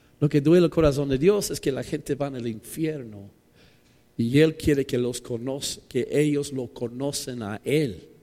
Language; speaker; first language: Spanish; non-native, fluent; English